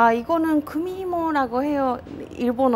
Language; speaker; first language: Korean; non-native, fluent; Japanese